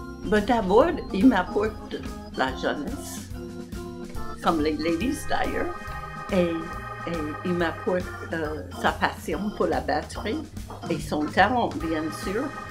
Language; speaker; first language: French; non-native, fluent; English